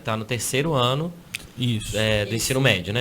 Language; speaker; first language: Portuguese; native; Portuguese